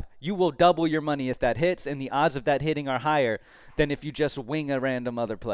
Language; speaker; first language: English; native; English